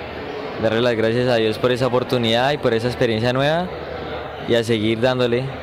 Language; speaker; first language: Spanish; native; Spanish